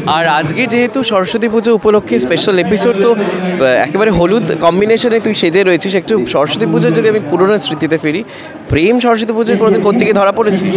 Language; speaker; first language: Bangla; native; Bangla